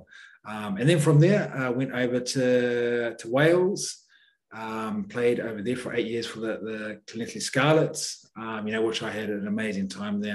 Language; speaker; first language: English; native; English